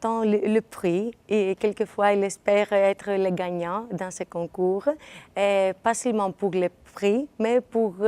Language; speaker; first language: French; non-native, fluent; Greek